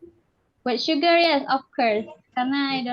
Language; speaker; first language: English; non-native, fluent; Indonesian